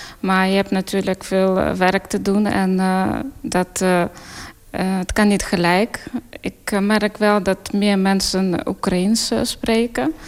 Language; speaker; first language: Dutch; non-native, fluent; Ukrainian